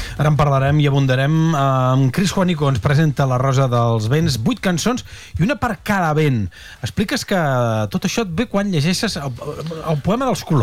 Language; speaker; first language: Catalan; native; Catalan